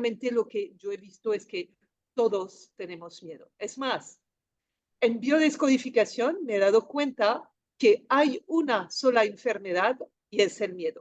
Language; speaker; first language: Spanish; non-native, fluent; French